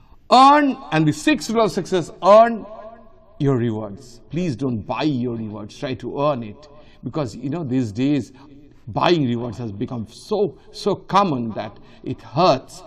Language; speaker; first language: English; non-native, local second language; Bangla